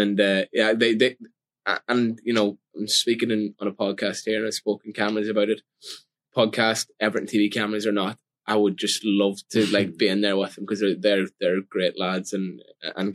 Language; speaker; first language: English; native; English